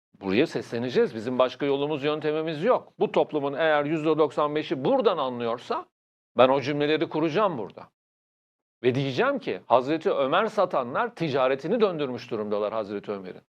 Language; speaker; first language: Turkish; native; Turkish